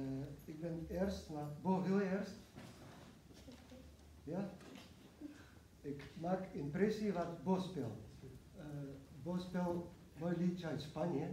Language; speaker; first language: Dutch; non-native, learner; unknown